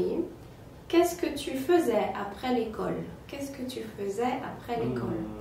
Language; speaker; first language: French; non-native, fluent; Polish